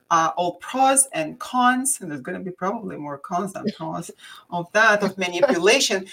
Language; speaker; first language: English; non-native, fluent; Russian